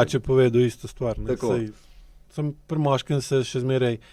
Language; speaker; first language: Slovenian; native; Slovenian